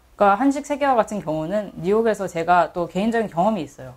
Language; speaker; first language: Korean; early bilingual, heritage; Korean